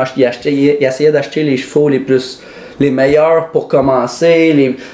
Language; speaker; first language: French; native; French